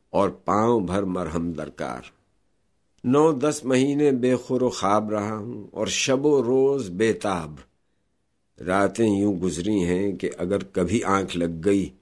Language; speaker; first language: Urdu; native; Urdu